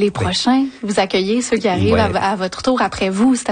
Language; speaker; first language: French; native; French